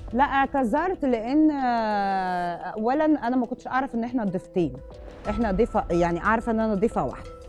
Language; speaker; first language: Arabic; native; Arabic